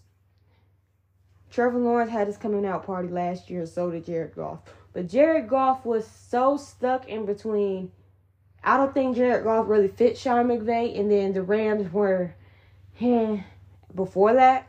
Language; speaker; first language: English; native; English